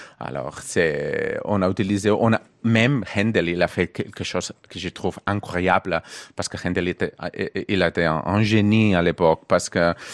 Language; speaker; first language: French; non-native, learner; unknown